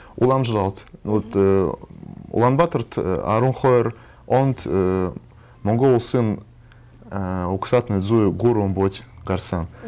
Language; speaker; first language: Mongolian; non-native, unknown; Russian